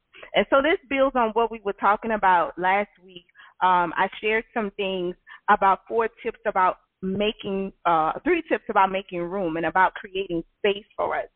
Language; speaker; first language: English; native; English